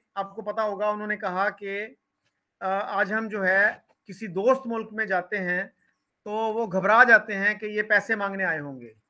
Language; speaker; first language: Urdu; non-native, local second language; Punjabi